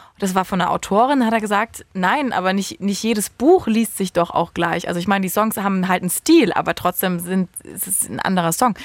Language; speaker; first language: German; native; German